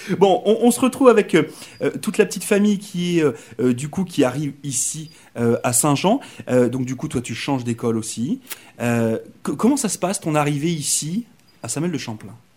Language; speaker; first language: French; native; French